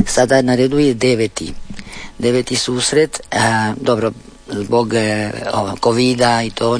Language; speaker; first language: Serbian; early bilingual, heritage; Spanish